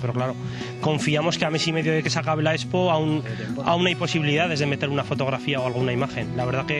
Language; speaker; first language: Spanish; native; Spanish